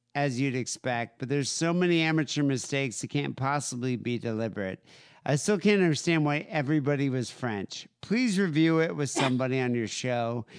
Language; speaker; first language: English; native; English